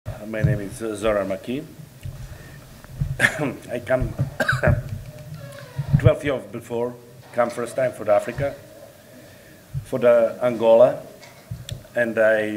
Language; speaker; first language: English; non-native, learner; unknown